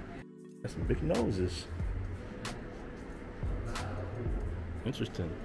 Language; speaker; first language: English; native; English